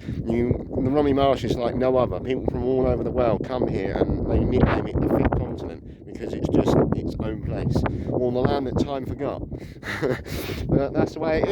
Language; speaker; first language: English; native; English